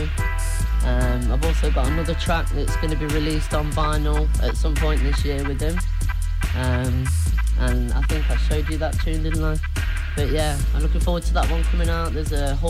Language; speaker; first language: English; native; English